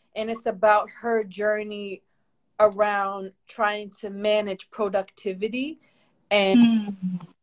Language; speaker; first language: English; native; English